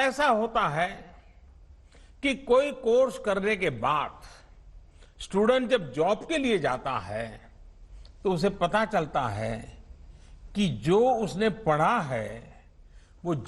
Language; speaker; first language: Hindi; non-native, local second language; Gujarati